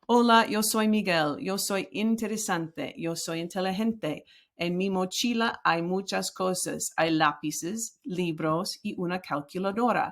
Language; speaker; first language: Spanish; non-native, fluent; English